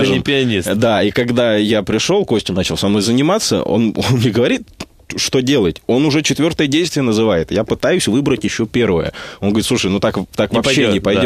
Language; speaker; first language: Russian; native; Russian